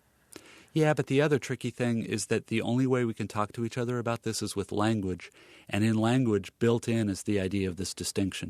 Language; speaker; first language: English; native; English